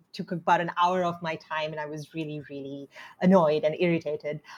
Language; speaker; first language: English; non-native, local second language; Sinhala